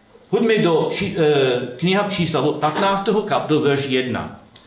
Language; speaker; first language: Czech; non-native, fluent; Slovak